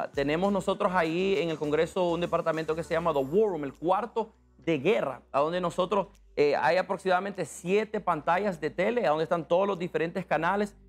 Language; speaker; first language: Spanish; early bilingual, heritage; Spanish